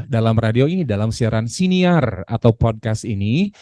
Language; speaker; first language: Indonesian; native; Indonesian